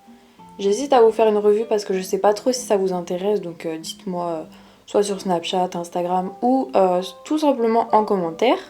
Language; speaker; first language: French; native; French